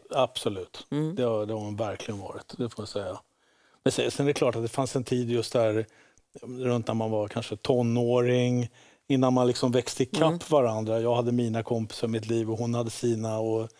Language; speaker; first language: Swedish; native; Swedish